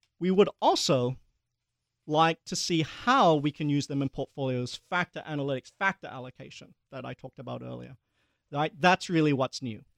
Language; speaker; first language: English; early bilingual, other home language; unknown